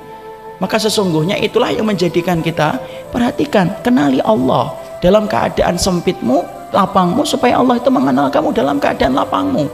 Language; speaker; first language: Indonesian; native; Indonesian